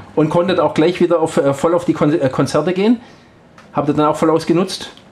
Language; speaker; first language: German; native; German